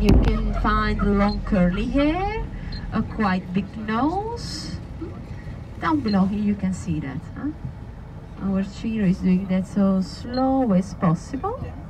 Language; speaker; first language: English; non-native, fluent; Italian